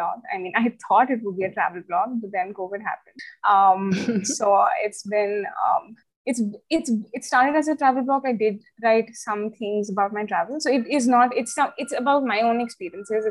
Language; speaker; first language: English; non-native, local second language; Hindi